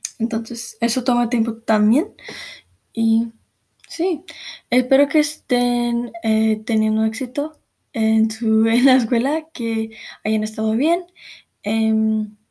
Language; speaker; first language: Spanish; early bilingual, heritage; Spanish